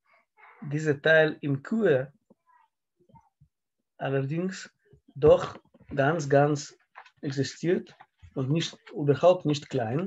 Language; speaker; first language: German; non-native, learner; Russian